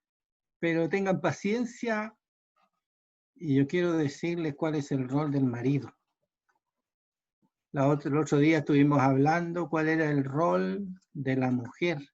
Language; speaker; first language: Spanish; native; Spanish